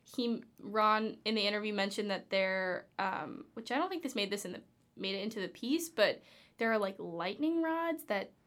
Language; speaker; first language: English; native; English